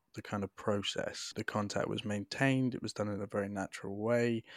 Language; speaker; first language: English; native; English